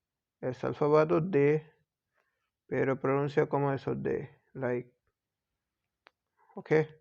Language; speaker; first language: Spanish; non-native, learner; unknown